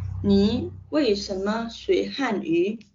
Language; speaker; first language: Chinese; non-native, fluent; Indonesian